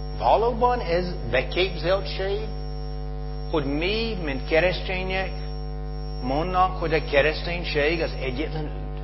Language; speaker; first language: Hungarian; non-native, fluent; English